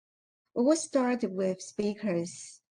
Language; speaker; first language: English; non-native, fluent; Chinese